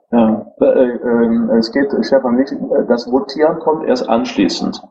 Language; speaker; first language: German; native; German